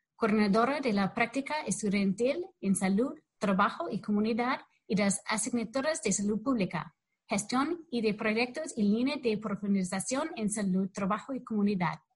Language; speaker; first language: Spanish; non-native, learner; English